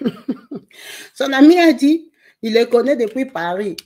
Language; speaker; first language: French; non-native, local second language; Lingala